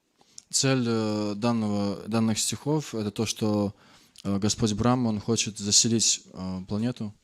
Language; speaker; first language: Russian; native; Russian